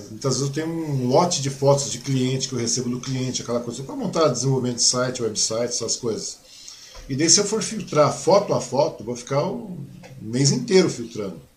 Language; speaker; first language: Portuguese; early bilingual, other home language; Chinese